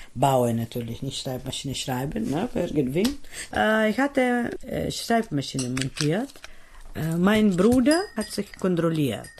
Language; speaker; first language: German; non-native, fluent; Greek